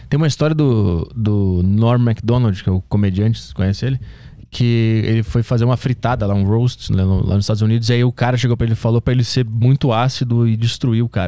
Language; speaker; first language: Portuguese; native; Portuguese